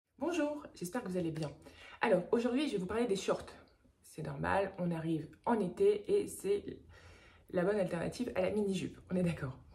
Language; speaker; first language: French; native; French